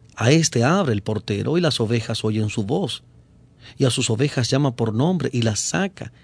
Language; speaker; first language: Spanish; native; Spanish